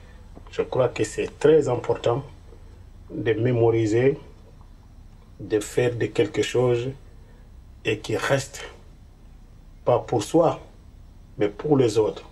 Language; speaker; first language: French; non-native, local second language; Soninke